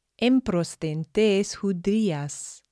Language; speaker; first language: Greek; non-native, fluent; English